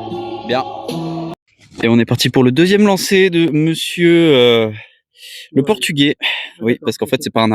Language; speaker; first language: French; native; French